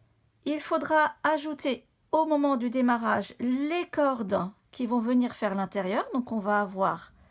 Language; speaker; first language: French; native; French